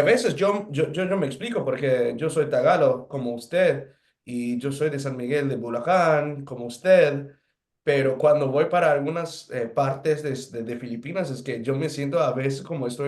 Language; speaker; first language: Spanish; non-native, fluent; English